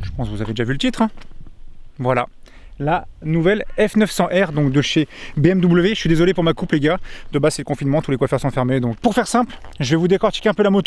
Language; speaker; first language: French; native; French